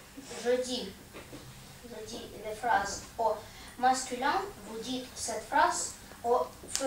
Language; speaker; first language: French; non-native, learner; Russian